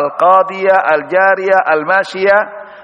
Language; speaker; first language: Arabic; non-native, fluent; Indonesian